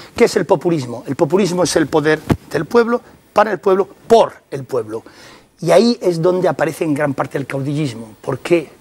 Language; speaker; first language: Spanish; early bilingual, other home language; French